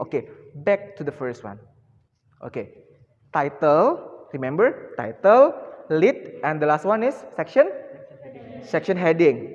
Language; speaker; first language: English; non-native, fluent; Indonesian